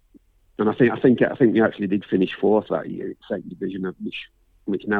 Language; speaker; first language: English; native; English